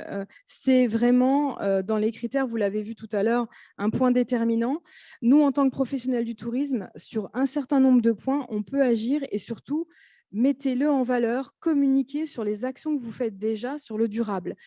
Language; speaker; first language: French; native; French